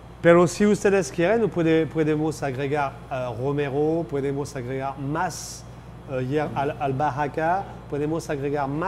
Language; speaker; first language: Spanish; non-native, fluent; French